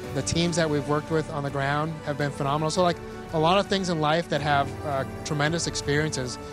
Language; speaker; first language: English; early bilingual, other home language; Spanish